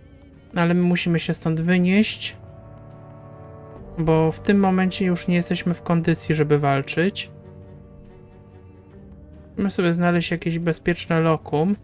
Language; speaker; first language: Polish; native; Polish